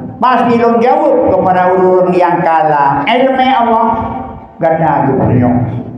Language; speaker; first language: Malay; non-native, local second language; Achinese